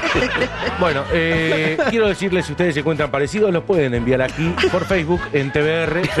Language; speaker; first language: Spanish; native; Spanish